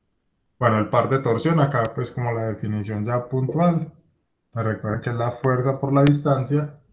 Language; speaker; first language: Spanish; native; Spanish